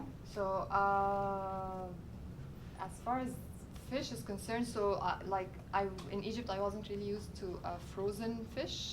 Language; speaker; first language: English; non-native, local second language; Arabic